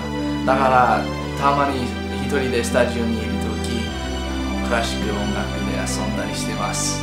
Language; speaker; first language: Japanese; non-native, fluent; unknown